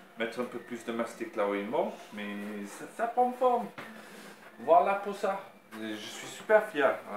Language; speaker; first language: French; non-native, fluent; English